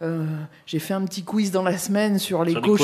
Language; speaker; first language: French; native; French